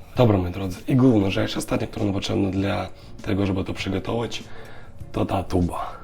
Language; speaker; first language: Polish; non-native, learner; Russian